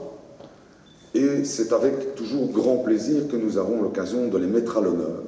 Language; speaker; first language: French; native; French